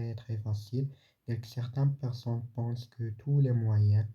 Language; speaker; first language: French; non-native, local second language; Arabic